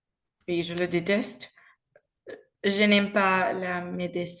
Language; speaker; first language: French; non-native, learner; Spanish